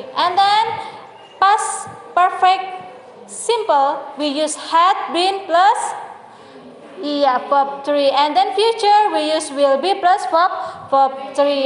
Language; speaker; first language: English; non-native, learner; Indonesian